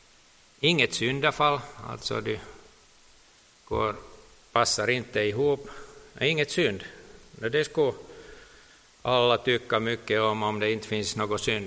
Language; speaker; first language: Swedish; non-native, local second language; Finnish